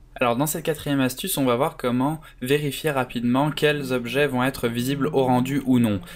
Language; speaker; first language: French; native; French